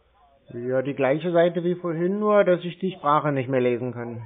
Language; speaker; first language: German; native; German